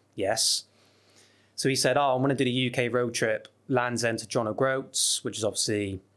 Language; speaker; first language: English; native; English